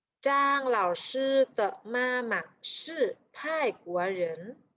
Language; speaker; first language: Chinese; non-native, fluent; Thai